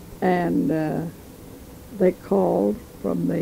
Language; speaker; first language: English; native; English